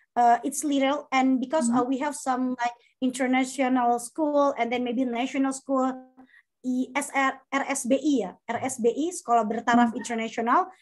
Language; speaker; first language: English; non-native, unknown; Indonesian